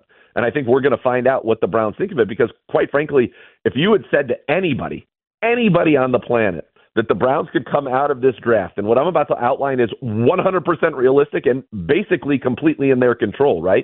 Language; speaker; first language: English; native; English